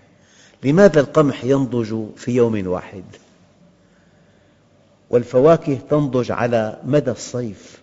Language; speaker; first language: Arabic; native; Arabic